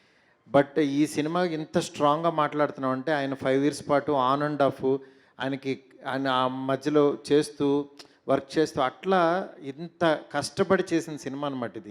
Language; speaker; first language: Telugu; native; Telugu